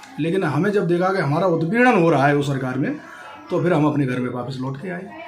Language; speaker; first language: Hindi; native; Hindi